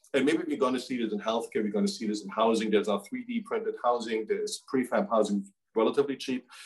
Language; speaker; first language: English; non-native, fluent; German